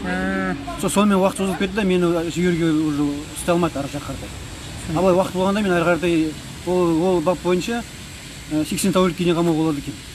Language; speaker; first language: Kazakh; native; Kazakh